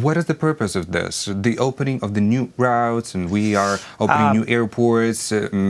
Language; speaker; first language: English; non-native, fluent; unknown